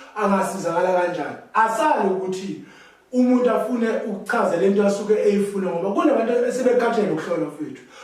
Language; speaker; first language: Zulu; native; Zulu